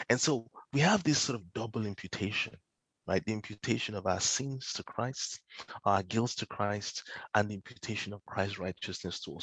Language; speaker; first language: English; non-native, local second language; Yoruba